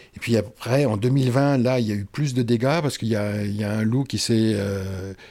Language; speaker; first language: French; native; French